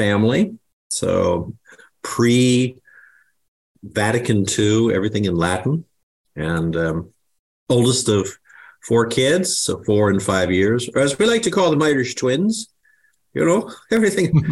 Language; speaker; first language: English; native; English